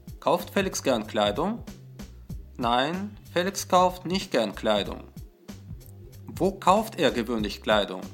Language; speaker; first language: German; non-native, fluent; Russian